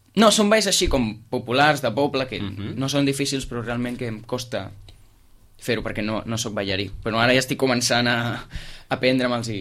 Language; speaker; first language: Catalan; native; Catalan